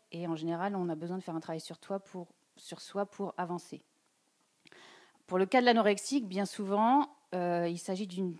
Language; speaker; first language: French; native; French